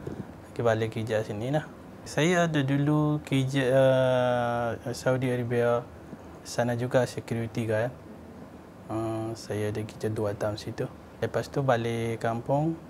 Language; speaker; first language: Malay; non-native, learner; Nepali